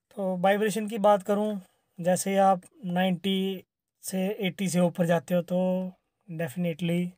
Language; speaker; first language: Hindi; native; Hindi